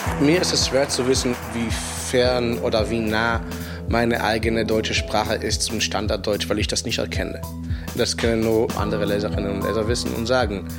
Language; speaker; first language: German; non-native, fluent; Hebrew